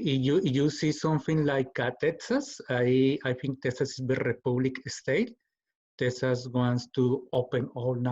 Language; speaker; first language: English; non-native, learner; Spanish